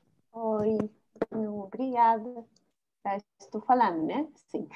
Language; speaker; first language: Portuguese; non-native, fluent; Spanish